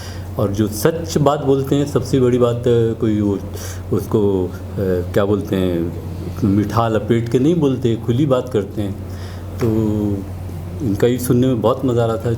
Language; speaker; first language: Hindi; native; Hindi